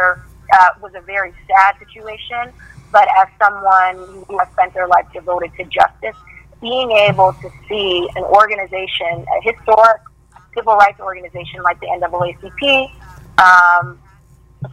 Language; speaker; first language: English; native; English